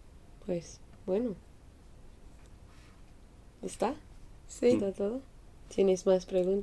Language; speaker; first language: Spanish; non-native, fluent; English